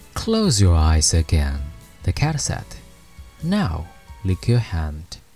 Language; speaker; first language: English; non-native, fluent; Chinese